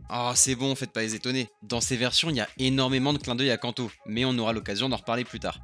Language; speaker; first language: French; native; French